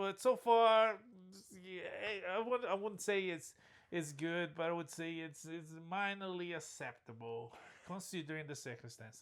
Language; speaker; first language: English; non-native, fluent; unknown